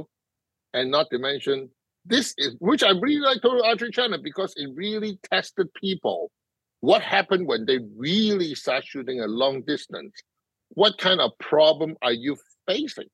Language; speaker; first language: English; non-native, local second language; Cantonese